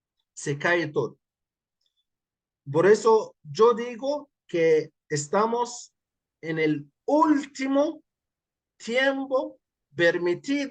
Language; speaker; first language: Spanish; non-native, fluent; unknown